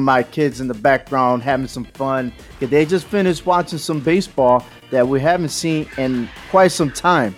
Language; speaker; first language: English; native; English